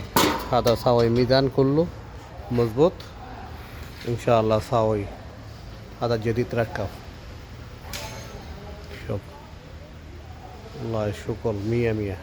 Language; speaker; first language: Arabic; non-native, learner; Bangla